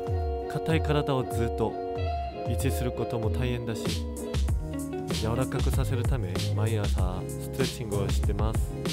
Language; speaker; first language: Japanese; non-native, fluent; Korean